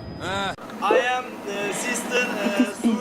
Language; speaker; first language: English; non-native, learner; Turkish